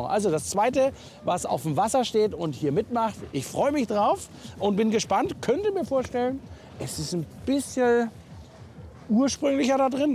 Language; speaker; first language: German; native; German